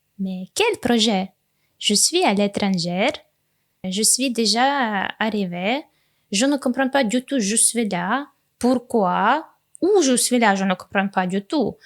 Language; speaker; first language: French; non-native, learner; Ukrainian